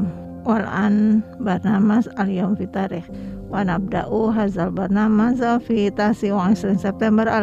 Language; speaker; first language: Arabic; non-native, fluent; Indonesian